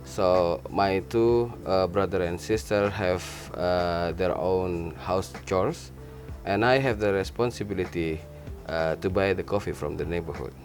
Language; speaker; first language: English; non-native, learner; Indonesian